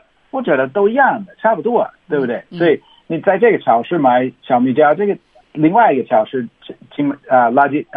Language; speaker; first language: Chinese; non-native, learner; English